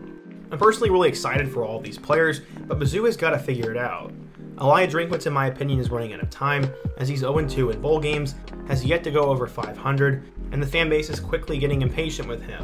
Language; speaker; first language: English; native; English